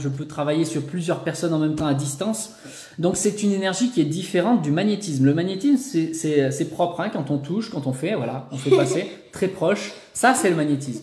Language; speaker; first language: French; native; French